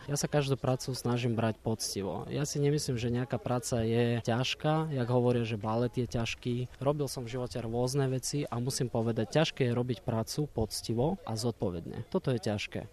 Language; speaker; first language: Slovak; early bilingual, other home language; Ukrainian